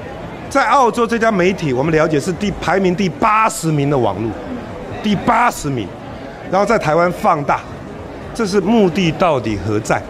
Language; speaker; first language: Chinese; native; Chinese